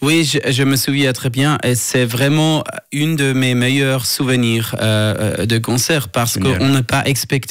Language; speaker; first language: French; non-native, local second language; German